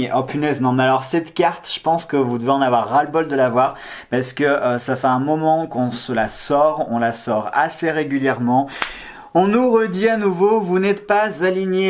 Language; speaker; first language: French; native; French